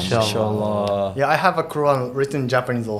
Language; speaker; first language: English; non-native, fluent; Japanese